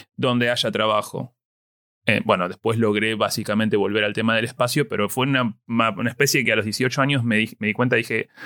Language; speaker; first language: Spanish; native; Spanish